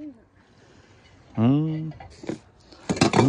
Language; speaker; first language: Spanish; native; Spanish